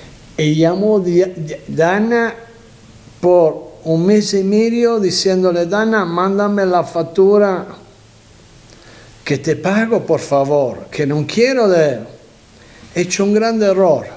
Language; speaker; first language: Spanish; non-native, learner; Italian